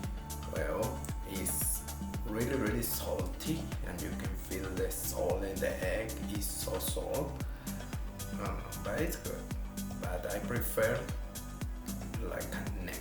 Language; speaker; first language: English; non-native, learner; Spanish